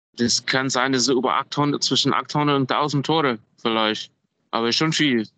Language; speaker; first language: German; non-native, fluent; English